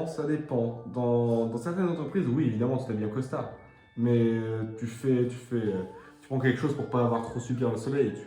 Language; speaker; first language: French; native; French